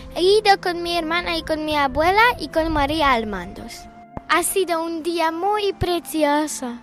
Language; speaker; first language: Spanish; early bilingual, other home language; Polish